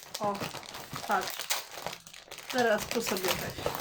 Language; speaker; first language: Polish; native; Polish